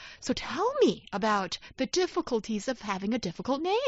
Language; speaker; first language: English; non-native, fluent; Chinese